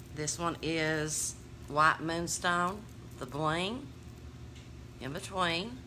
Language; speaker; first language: English; native; English